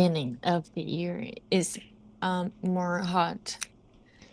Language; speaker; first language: English; non-native, learner; Portuguese